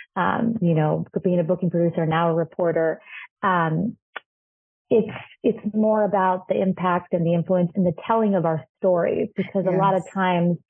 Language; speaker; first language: English; non-native, fluent; Spanish